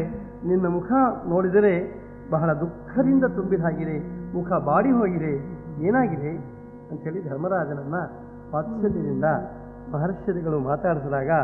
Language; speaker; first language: Kannada; native; Kannada